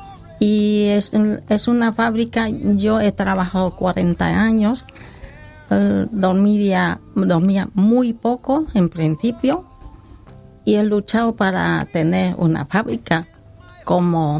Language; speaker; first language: Spanish; non-native, learner; Khmer